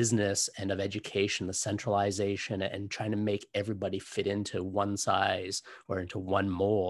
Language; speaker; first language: English; native; English